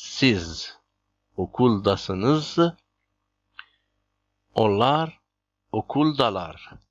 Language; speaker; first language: Turkish; non-native, fluent; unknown